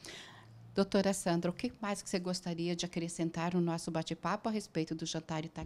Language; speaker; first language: Portuguese; native; Portuguese